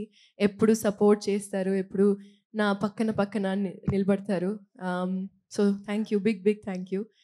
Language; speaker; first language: Telugu; non-native, local second language; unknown